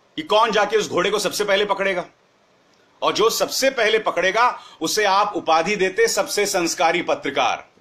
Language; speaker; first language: Hindi; native; Hindi